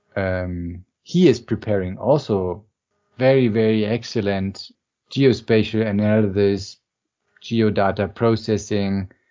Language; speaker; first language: English; non-native, fluent; German